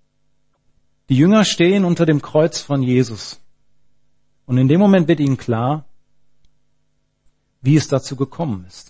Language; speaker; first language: German; native; German